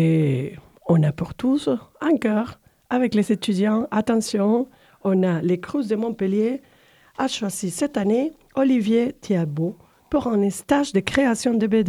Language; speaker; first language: French; native; French